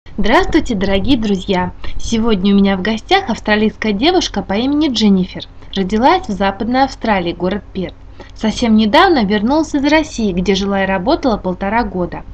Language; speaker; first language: Russian; native; Russian